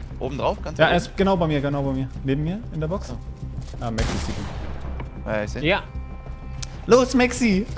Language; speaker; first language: German; native; German